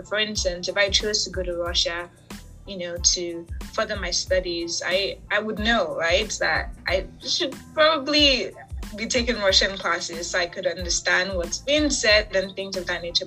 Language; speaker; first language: English; native; English